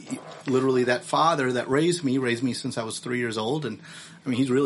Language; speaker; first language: English; early bilingual, other home language; Filipino